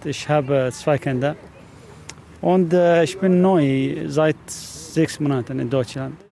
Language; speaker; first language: German; non-native, learner; Arabic